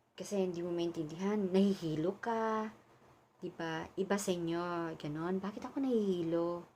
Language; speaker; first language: Filipino; non-native, local second language; Cebuano